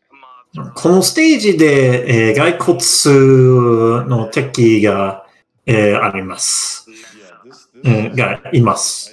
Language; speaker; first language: Japanese; non-native, learner; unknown